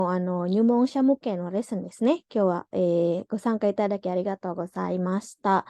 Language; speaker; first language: Japanese; non-native, fluent; Indonesian